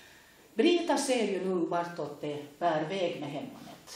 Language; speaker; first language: Swedish; native; Swedish